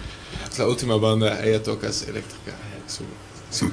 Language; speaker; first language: Spanish; non-native, learner; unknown